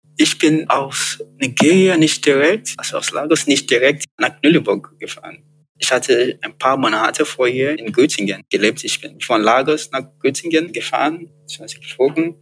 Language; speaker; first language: German; non-native, fluent; Yoruba